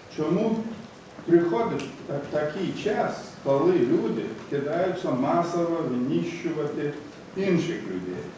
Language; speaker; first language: Ukrainian; non-native, fluent; Lithuanian